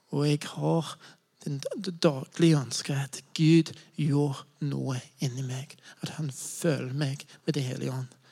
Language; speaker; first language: Norwegian; non-native, fluent; English